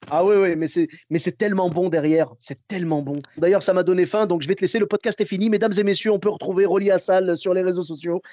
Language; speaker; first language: French; early bilingual, other home language; Arabic